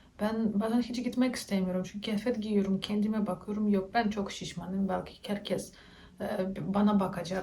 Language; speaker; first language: Turkish; non-native, learner; Russian